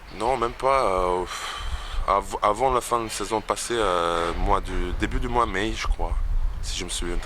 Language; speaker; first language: French; non-native, fluent; Bosnian